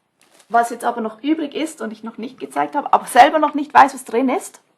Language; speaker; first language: German; non-native, fluent; English